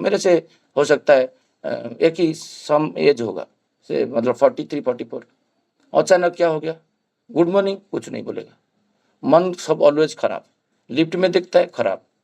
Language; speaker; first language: Hindi; non-native, local second language; Bangla